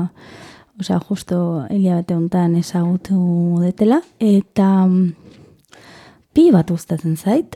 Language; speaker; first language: Basque; non-native, learner; Spanish